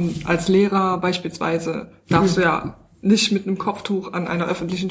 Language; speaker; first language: German; native; German